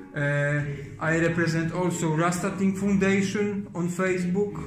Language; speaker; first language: English; non-native, learner; Polish